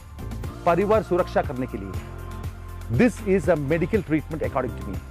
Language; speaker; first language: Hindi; non-native, local second language; Tamil